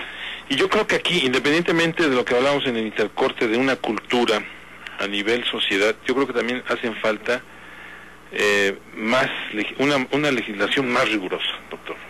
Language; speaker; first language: Spanish; native; Spanish